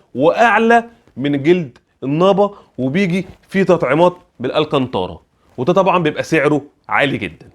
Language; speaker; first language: Arabic; native; Arabic